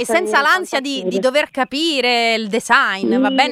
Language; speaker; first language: Italian; native; Italian